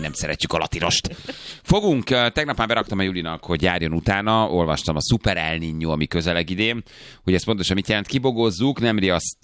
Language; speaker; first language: Hungarian; native; Hungarian